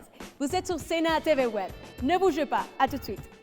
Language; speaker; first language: French; non-native, fluent; Spanish